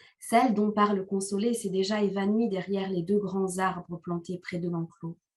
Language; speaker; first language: French; non-native, local second language; Kinyarwanda